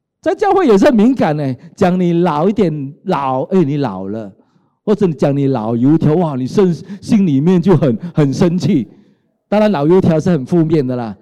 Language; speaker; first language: Chinese; non-native, local second language; Cantonese